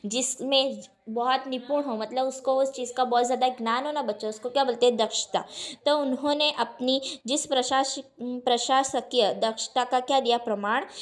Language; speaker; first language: Hindi; non-native, local second language; Gujarati